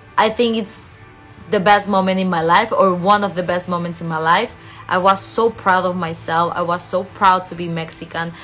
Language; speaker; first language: English; non-native, fluent; Spanish